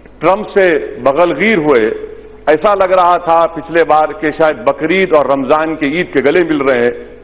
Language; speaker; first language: Urdu; native; Urdu